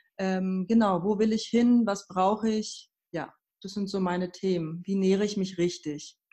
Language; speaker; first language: German; early bilingual, other home language; Persian